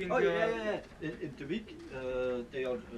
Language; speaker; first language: English; non-native, learner; Dutch